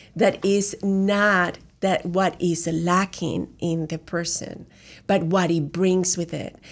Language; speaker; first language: English; non-native, fluent; Spanish